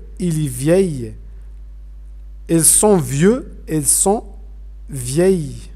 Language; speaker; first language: French; non-native, fluent; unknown